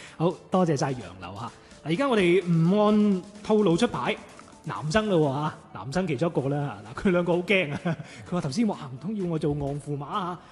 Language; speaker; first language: Cantonese; native; Cantonese